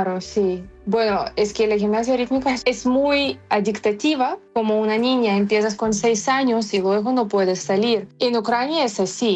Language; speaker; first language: Spanish; non-native, fluent; Ukrainian